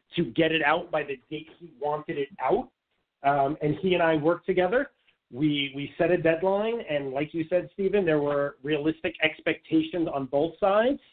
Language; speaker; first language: English; native; English